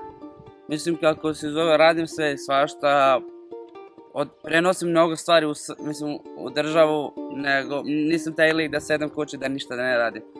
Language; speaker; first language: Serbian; non-native, fluent; Kurdish